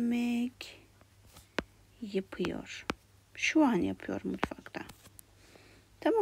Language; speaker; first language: Turkish; non-native, fluent; Kara-Kalpak